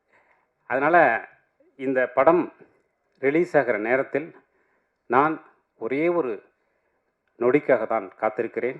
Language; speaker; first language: Tamil; native; Tamil